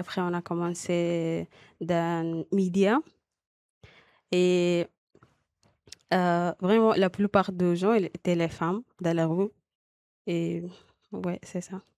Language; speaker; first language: French; non-native, learner; Arabic